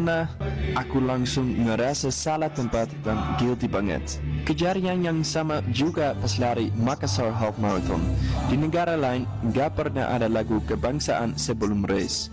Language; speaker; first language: Indonesian; non-native, fluent; Dutch